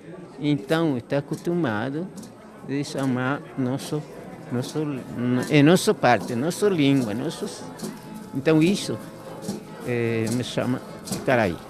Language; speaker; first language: Portuguese; non-native, local second language; Guarani